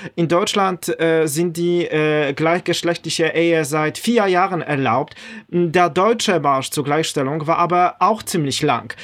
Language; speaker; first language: German; non-native, fluent; Polish